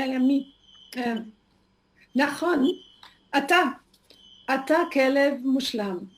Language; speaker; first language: Hebrew; non-native, learner; German